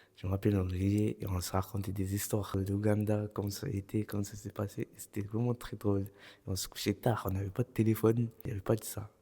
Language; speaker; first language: French; early bilingual, other home language; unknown